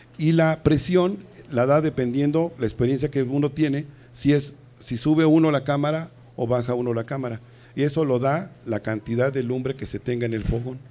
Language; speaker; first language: Spanish; native; Spanish